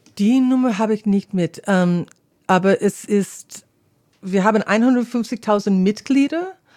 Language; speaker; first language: German; non-native, learner; English